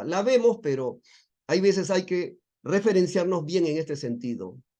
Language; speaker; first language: Spanish; native; Spanish